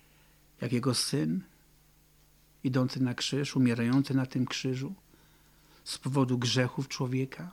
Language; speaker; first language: Polish; native; Polish